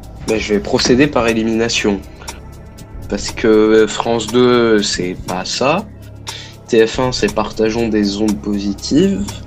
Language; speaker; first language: French; native; French